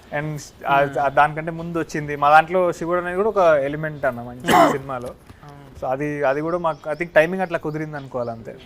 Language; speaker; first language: Telugu; native; Telugu